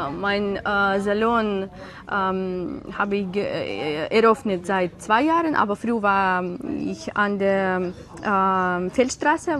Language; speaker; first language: German; non-native, learner; Ukrainian